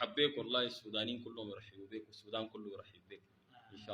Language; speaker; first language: Arabic; native; Arabic